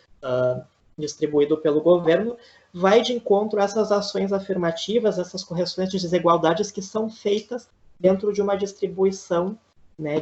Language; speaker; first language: Portuguese; native; Portuguese